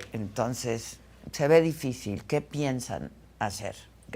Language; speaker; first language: Spanish; native; Spanish